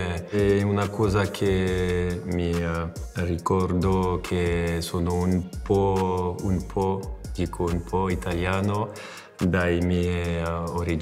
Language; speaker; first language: Italian; non-native, fluent; French